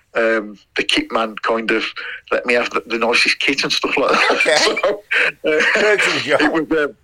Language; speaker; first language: English; native; English